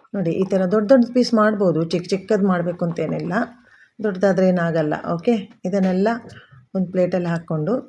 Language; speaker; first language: Kannada; native; Kannada